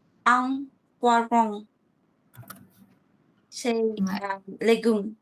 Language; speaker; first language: French; non-native, learner; Vietnamese